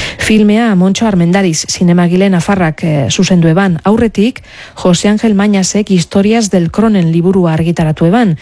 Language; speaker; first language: Basque; native; Basque